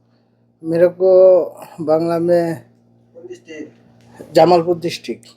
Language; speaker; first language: Hindi; non-native, local second language; Bangla